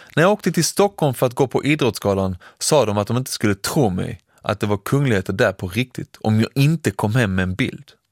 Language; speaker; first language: Swedish; early bilingual, other home language; Persian